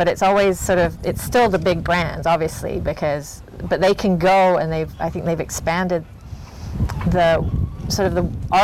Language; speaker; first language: English; native; English